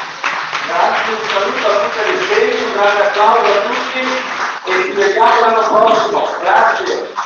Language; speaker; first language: Italian; native; Italian